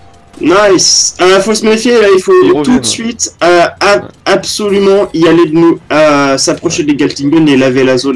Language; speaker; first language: French; native; French